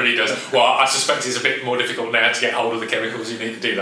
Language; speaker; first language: English; native; English